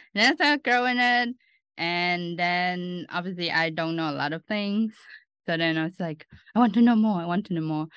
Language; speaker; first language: English; non-native, fluent; Vietnamese